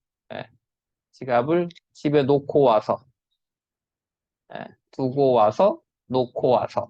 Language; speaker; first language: Korean; native; Korean